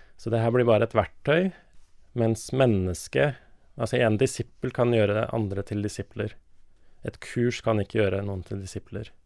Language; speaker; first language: Norwegian; native; Norwegian